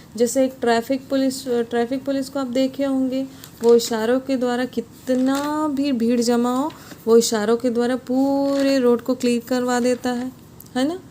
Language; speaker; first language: Hindi; native; Hindi